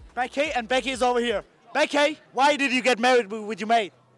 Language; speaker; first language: English; non-native, learner; Danish